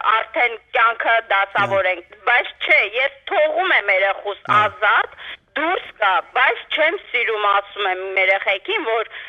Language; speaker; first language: Armenian; native; Armenian